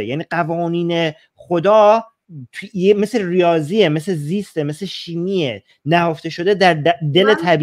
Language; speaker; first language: Persian; native; Persian